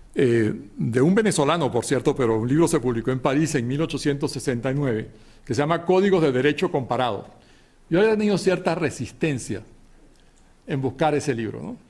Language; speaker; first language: Spanish; native; Spanish